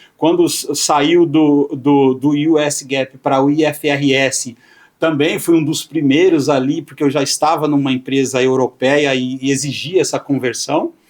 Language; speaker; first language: Portuguese; native; Portuguese